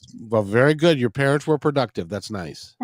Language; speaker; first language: English; native; English